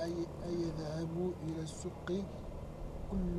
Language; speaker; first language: Arabic; non-native, learner; French